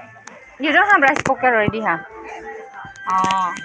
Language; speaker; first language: English; non-native, local second language; Filipino